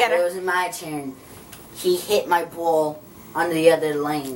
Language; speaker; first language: English; native; English